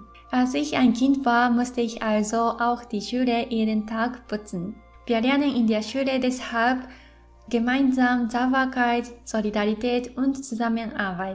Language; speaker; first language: German; non-native, fluent; Japanese